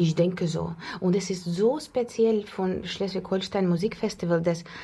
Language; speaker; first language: German; non-native, learner; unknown